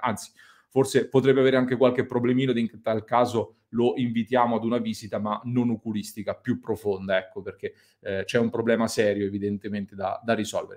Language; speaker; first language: Italian; native; Italian